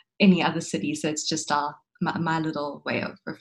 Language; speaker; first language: English; native; English